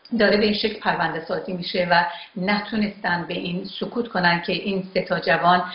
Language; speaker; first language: Persian; non-native, local second language; Azerbaijani